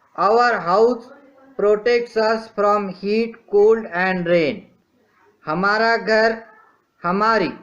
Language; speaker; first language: Hindi; non-native, local second language; Marathi